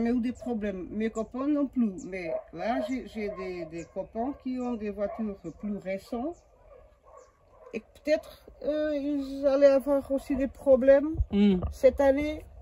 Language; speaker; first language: French; non-native, learner; Portuguese